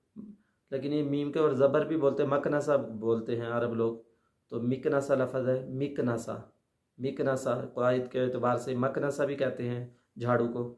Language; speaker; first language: Urdu; native; Urdu